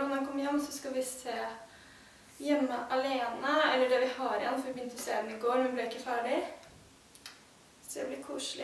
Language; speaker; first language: Norwegian; native; Norwegian